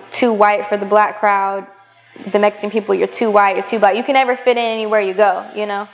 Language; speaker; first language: English; native; English